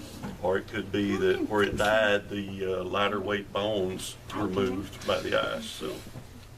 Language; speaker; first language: English; native; English